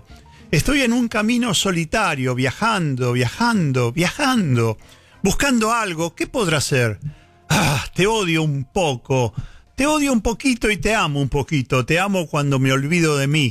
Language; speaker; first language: Spanish; native; Spanish